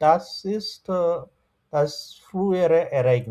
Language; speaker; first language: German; non-native, fluent; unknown